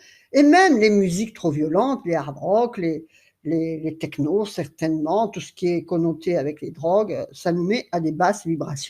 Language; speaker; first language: French; native; French